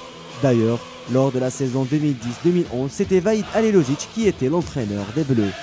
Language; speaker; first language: French; non-native, local second language; Arabic